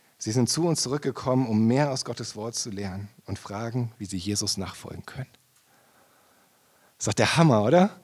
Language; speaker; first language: German; native; German